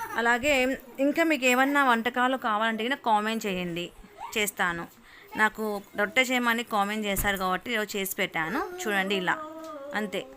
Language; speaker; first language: Telugu; native; Telugu